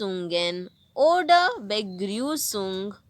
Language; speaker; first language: German; non-native, fluent; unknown